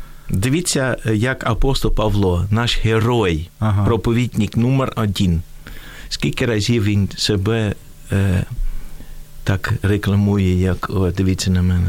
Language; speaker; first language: Ukrainian; non-native, fluent; Dutch